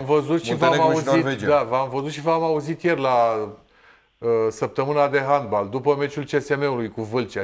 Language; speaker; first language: Romanian; native; Romanian